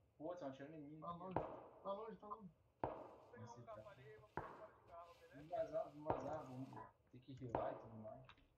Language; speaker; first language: Portuguese; native; Portuguese